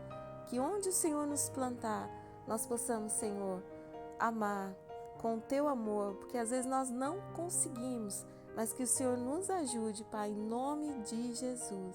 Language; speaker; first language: Portuguese; native; Portuguese